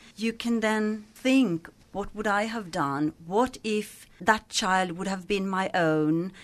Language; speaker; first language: English; non-native, fluent; Swedish